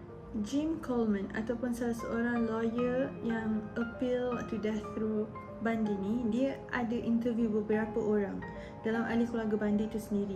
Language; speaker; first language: Malay; native; Malay